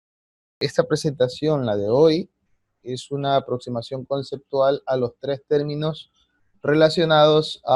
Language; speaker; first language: Spanish; native; Spanish